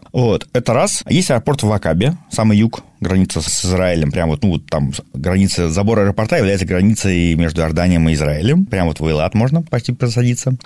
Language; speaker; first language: Russian; native; Russian